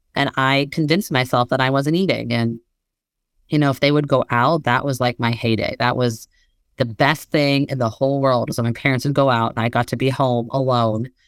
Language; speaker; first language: English; native; English